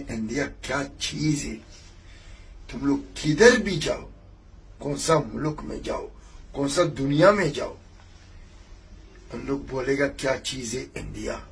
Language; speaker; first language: Hindi; non-native, fluent; Arabic